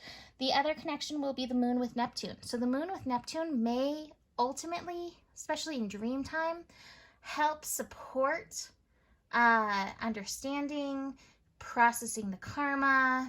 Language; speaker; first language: English; native; English